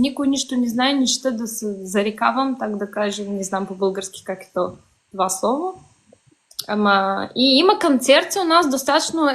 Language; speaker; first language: Bulgarian; early bilingual, heritage; Bulgarian